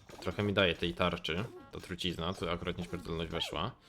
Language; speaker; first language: Polish; native; Polish